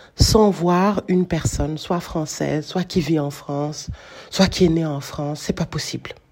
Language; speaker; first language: French; non-native, local second language; Wolof